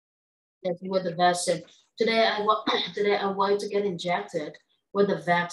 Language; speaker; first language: English; non-native, fluent; Vietnamese